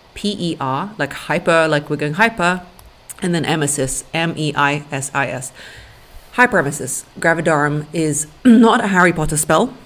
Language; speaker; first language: English; early bilingual, other home language; Russian